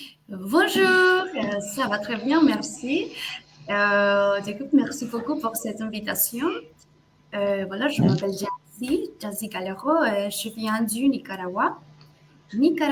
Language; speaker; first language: French; non-native, fluent; Spanish